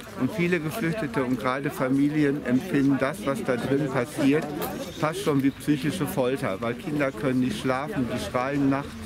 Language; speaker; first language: German; native; German